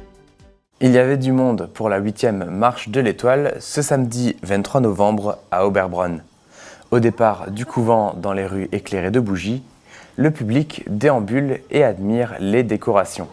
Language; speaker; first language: French; native; French